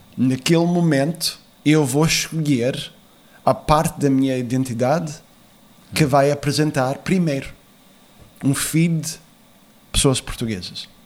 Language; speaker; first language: Portuguese; early bilingual, heritage; Portuguese